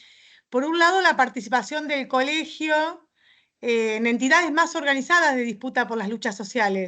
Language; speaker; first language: Spanish; native; Spanish